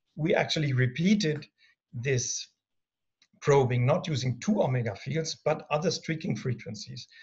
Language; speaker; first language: English; non-native, fluent; German